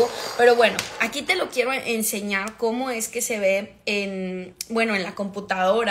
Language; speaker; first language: Spanish; native; Spanish